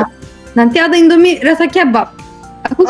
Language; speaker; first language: Indonesian; non-native, fluent; Turkish